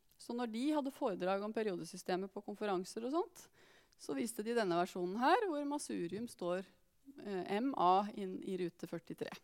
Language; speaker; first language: Norwegian; native; Norwegian